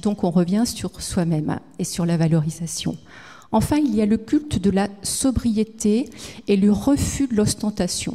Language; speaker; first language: French; native; French